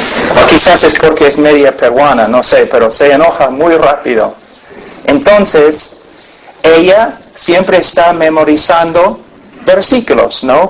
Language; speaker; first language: Spanish; non-native, fluent; English